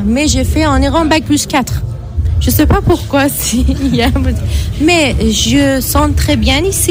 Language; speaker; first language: French; non-native, learner; Persian